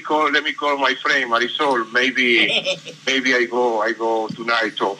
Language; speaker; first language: English; non-native, learner; Spanish